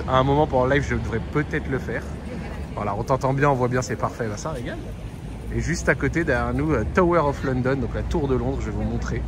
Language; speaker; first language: French; native; French